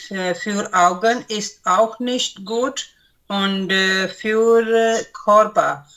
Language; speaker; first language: German; non-native, learner; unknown